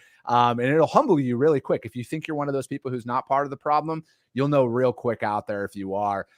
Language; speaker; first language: English; native; English